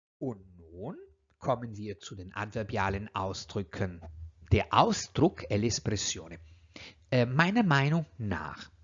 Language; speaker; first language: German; non-native, fluent; Italian